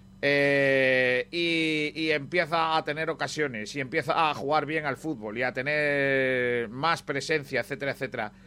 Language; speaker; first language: Spanish; native; Spanish